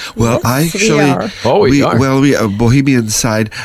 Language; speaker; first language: English; non-native, fluent; Czech